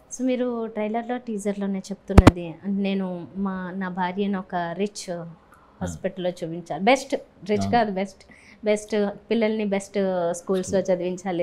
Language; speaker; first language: Telugu; native; Telugu